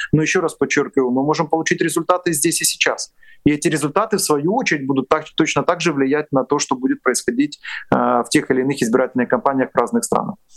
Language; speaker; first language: Russian; non-native, local second language; Ukrainian